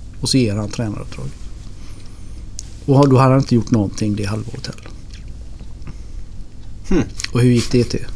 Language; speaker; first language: Swedish; native; Swedish